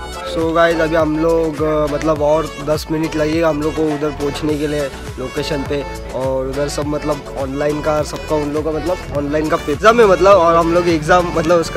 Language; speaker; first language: Hindi; non-native, local second language; Marathi